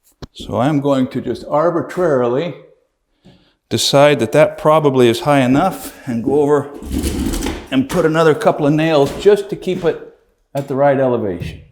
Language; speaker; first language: English; native; English